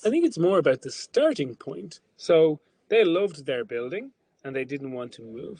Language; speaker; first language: English; native; English